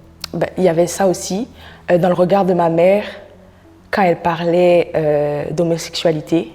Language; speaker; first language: French; non-native, local second language; Haitian Creole